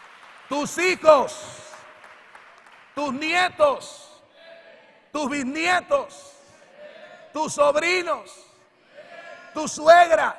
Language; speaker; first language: Spanish; native; Spanish